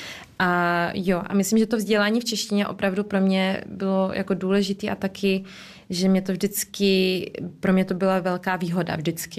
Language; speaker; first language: Czech; early bilingual, heritage; Czech